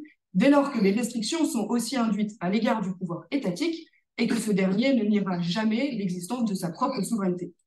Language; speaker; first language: French; native; French